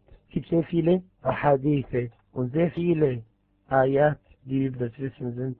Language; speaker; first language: German; non-native, fluent; Arabic